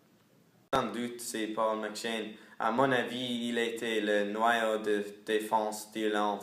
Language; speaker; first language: French; non-native, learner; English